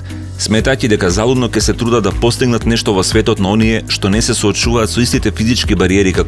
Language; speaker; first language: Macedonian; native; Macedonian